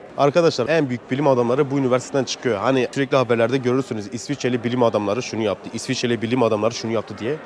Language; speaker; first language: Turkish; native; Turkish